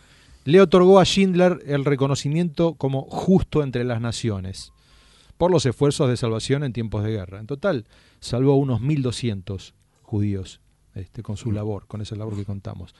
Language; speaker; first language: Spanish; native; Spanish